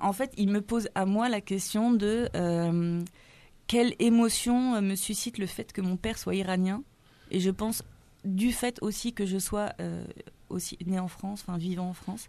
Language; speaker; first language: French; native; French